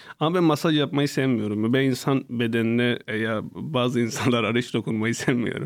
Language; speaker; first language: Turkish; non-native, local second language; Kurdish